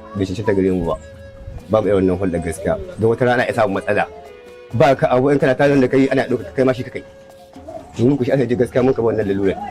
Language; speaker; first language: Hausa; native; Hausa